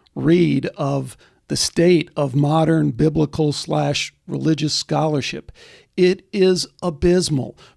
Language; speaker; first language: English; native; English